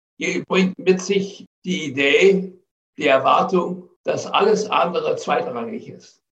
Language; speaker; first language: German; non-native, fluent; English